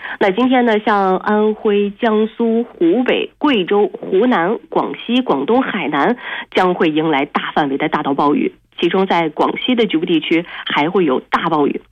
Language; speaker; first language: Chinese; native; Chinese